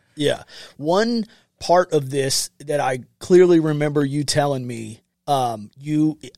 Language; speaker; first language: English; native; English